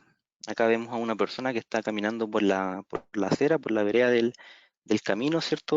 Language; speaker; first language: Spanish; native; Spanish